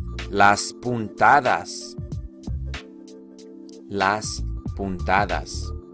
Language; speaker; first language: Spanish; non-native, fluent; English